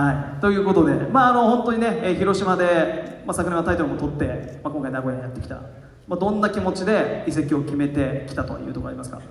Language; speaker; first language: Japanese; native; Japanese